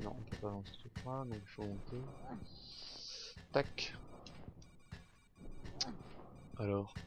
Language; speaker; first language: French; native; French